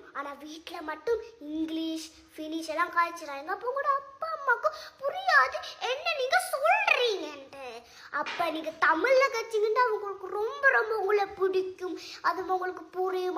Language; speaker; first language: Tamil; early bilingual, heritage; Tamil